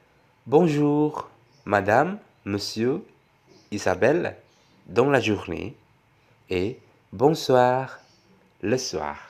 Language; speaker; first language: French; non-native, fluent; Javanese